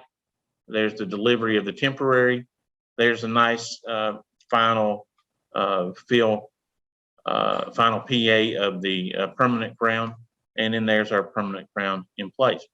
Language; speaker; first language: English; native; English